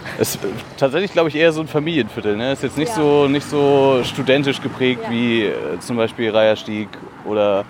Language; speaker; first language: German; native; German